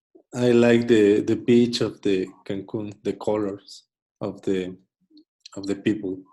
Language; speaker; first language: English; non-native, learner; Spanish